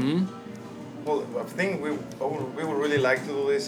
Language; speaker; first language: English; non-native, fluent; Spanish